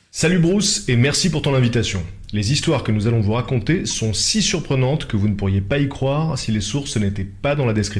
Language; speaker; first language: French; native; French